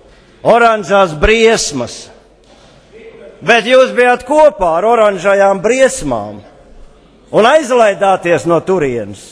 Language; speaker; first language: Latvian; native; Latvian